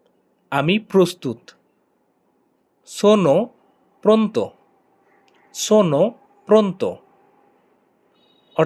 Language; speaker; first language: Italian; non-native, learner; Bangla